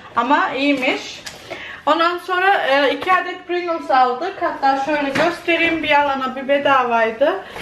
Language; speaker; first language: Turkish; early bilingual, other home language; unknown